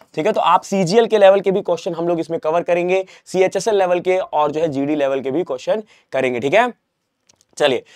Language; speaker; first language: Hindi; native; Hindi